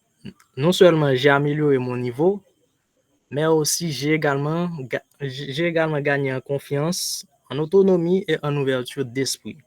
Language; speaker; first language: French; non-native, local second language; Haitian Creole